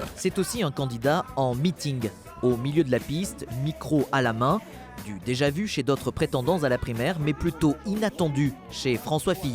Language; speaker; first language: French; native; French